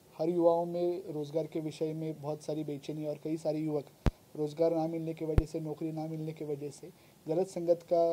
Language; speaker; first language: Hindi; non-native, local second language; Marathi